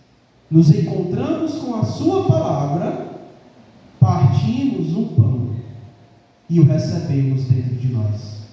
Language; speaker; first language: Portuguese; native; Portuguese